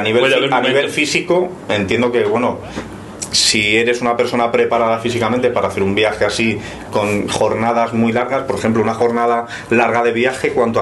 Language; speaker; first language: Spanish; native; Spanish